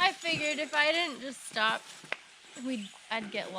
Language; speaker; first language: English; native; English